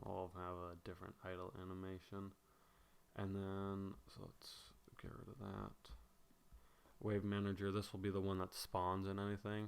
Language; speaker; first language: English; native; English